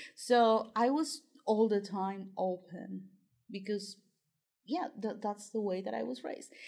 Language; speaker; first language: English; non-native, fluent; Spanish